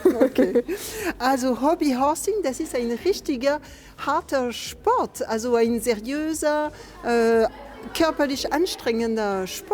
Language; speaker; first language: German; non-native, fluent; French